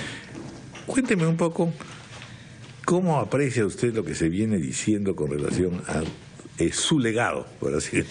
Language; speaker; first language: Spanish; native; Spanish